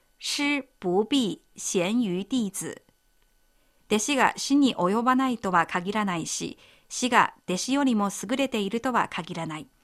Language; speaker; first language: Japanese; non-native, fluent; Chinese